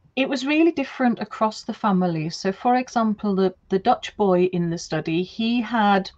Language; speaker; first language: English; non-native, fluent; German